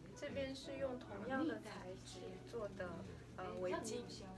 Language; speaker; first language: Chinese; native; Chinese